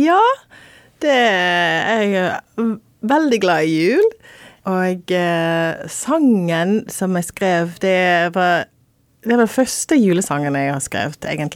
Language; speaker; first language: Norwegian; non-native, fluent; English